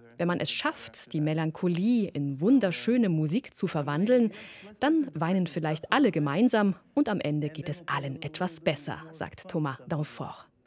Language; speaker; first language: German; native; German